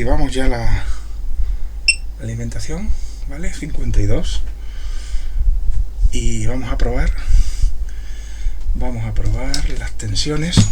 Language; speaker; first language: Spanish; native; Spanish